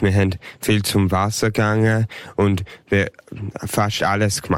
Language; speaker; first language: German; early bilingual, heritage; English